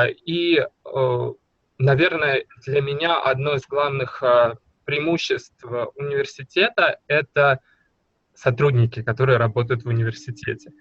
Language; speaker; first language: Russian; native; Russian